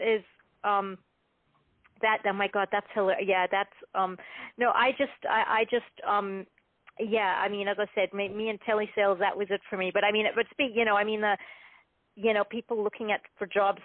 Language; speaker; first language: English; native; English